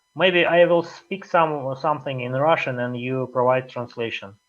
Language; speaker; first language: English; non-native, fluent; Russian